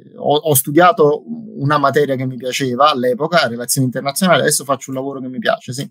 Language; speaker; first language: Italian; native; Italian